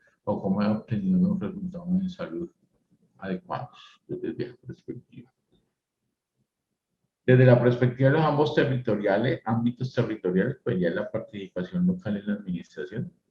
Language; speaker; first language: Spanish; native; Spanish